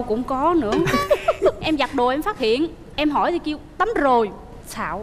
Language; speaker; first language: Vietnamese; native; Vietnamese